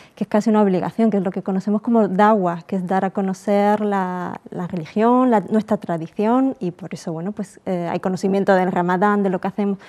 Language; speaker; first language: Spanish; native; Spanish